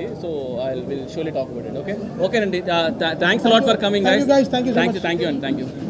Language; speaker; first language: Telugu; native; Telugu